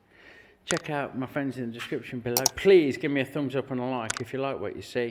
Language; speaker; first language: English; native; English